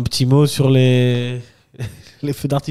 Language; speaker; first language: French; native; French